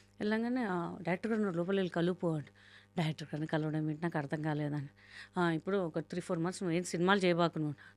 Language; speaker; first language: Telugu; non-native, local second language; Hindi